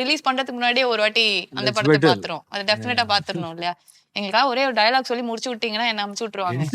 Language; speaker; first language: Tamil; native; Tamil